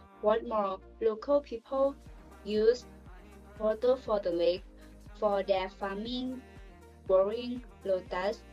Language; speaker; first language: English; non-native, learner; Thai